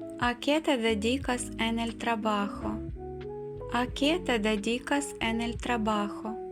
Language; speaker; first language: Spanish; non-native, fluent; Ukrainian